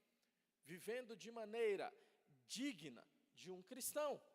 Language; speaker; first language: Portuguese; native; Portuguese